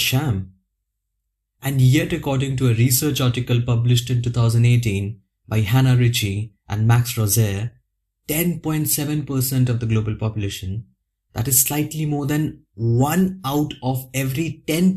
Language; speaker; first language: English; non-native, local second language; Hindi